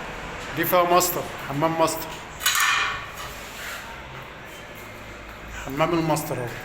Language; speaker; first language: Arabic; native; Arabic